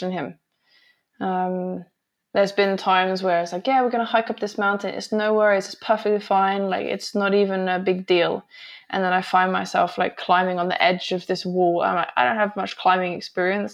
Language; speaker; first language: English; native; English